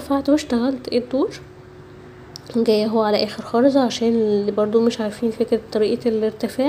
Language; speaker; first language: Arabic; native; Arabic